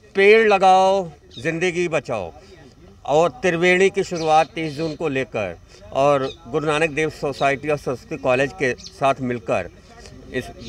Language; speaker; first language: Hindi; native; Hindi